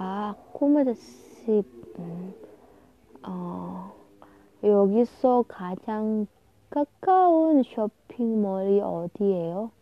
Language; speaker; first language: Korean; non-native, learner; Indonesian